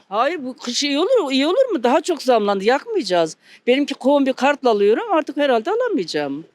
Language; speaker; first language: Turkish; non-native, fluent; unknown